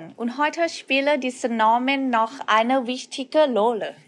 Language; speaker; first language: German; non-native, learner; Thai